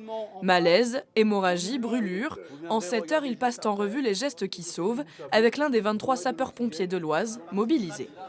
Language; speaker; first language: French; native; French